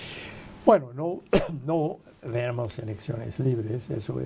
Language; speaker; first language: Spanish; non-native, fluent; English